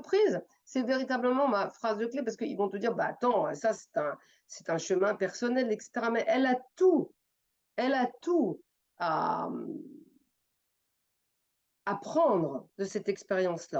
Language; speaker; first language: French; native; French